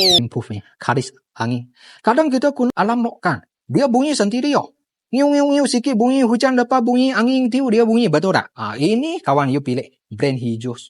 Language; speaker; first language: Malay; non-native, local second language; Chinese